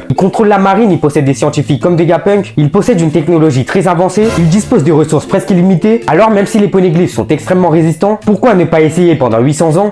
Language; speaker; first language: French; native; French